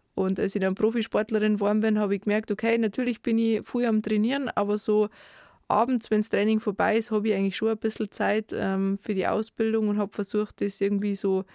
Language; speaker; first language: German; native; German